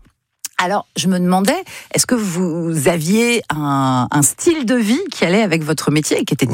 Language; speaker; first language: French; native; French